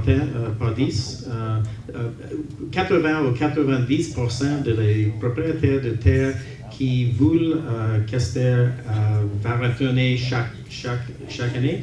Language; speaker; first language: French; non-native, learner; English